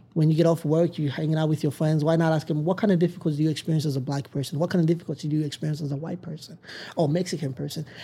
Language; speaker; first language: English; non-native, local second language; Rundi